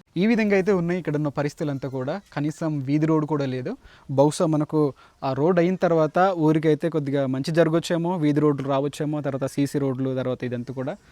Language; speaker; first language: Telugu; non-native, local second language; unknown